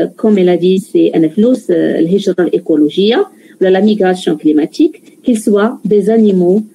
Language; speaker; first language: French; non-native, local second language; Arabic